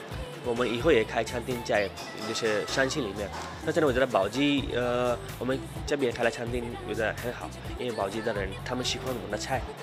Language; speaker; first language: Chinese; non-native, learner; Hindi